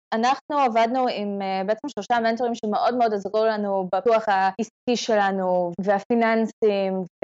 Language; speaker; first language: Hebrew; non-native, fluent; English